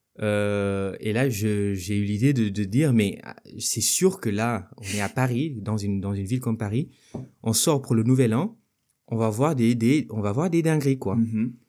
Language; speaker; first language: French; non-native, local second language; Wolof